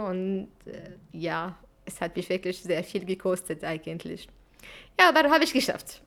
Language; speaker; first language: German; non-native, fluent; Arabic